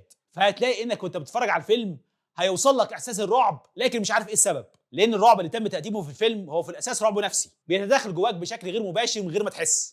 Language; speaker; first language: Arabic; native; Arabic